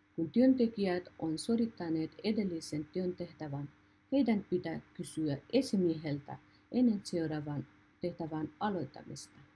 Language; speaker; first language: Finnish; non-native, learner; Nepali